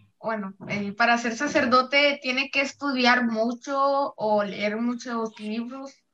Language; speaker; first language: Spanish; native; Spanish